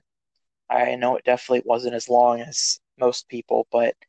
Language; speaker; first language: English; native; English